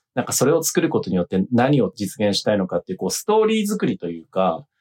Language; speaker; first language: Japanese; native; Japanese